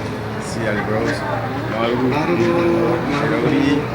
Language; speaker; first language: French; native; French